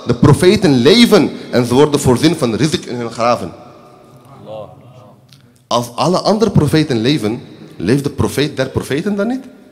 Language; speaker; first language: Dutch; early bilingual, other home language; Urdu